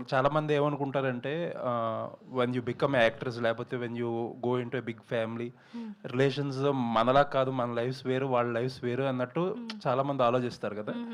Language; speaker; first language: Telugu; native; Telugu